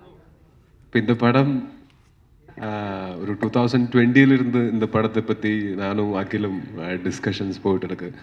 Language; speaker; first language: Tamil; non-native, learner; Malayalam